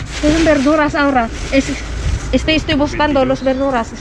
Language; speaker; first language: Spanish; non-native, learner; Filipino